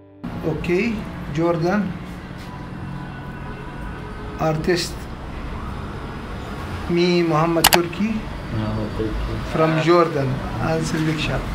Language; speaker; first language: English; non-native, learner; Arabic